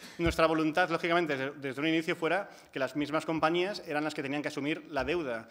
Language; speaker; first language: Spanish; non-native, local second language; Catalan